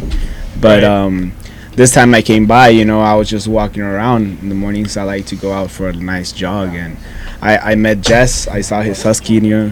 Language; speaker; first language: English; non-native, fluent; Spanish